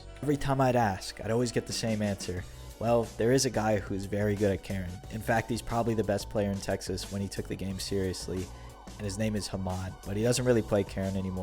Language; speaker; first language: English; native; English